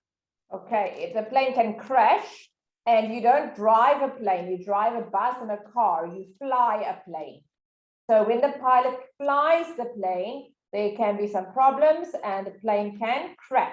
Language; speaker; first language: English; non-native, fluent; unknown